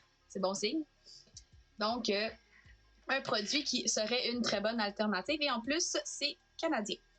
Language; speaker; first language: French; native; French